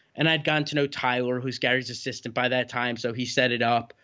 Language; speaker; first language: English; native; English